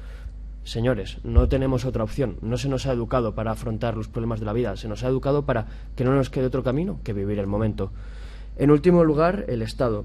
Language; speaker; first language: Spanish; native; Spanish